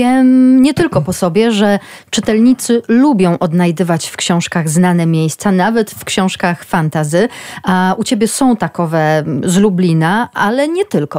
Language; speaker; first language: Polish; native; Polish